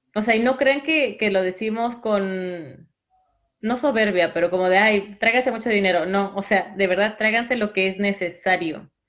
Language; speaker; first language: Spanish; native; Spanish